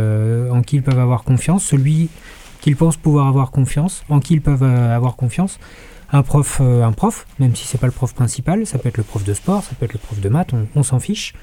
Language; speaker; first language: French; native; French